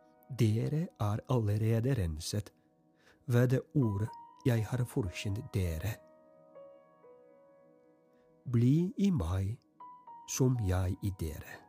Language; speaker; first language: Norwegian; non-native, fluent; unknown